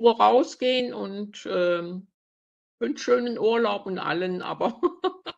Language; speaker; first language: German; native; German